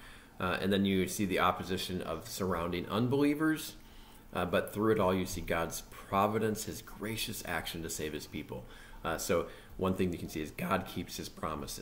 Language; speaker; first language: English; native; English